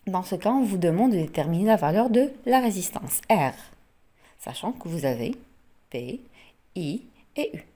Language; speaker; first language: French; non-native, local second language; Arabic